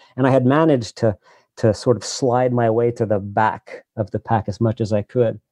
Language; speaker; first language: English; native; English